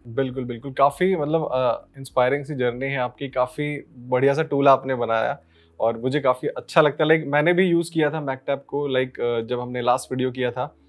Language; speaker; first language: Hindi; native; Hindi